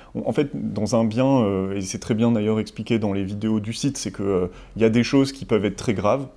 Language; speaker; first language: French; native; French